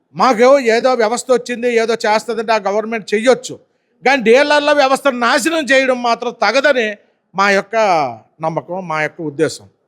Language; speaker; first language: Telugu; native; Telugu